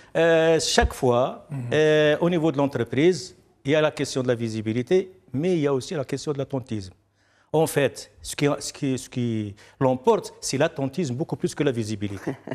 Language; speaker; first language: French; non-native, local second language; Arabic